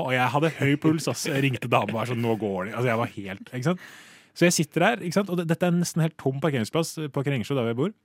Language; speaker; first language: Norwegian; native; Norwegian